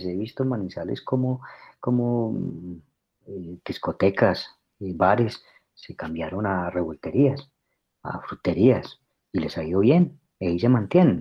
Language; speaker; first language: Spanish; native; Spanish